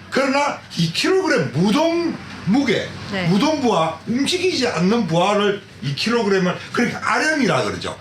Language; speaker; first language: Korean; native; Korean